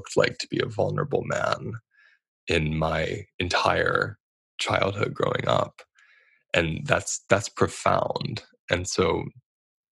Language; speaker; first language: English; native; English